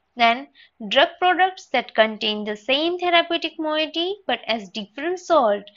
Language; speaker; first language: English; non-native, local second language; Gujarati